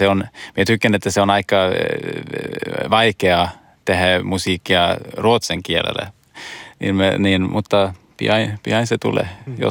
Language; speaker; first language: Finnish; non-native, learner; Swedish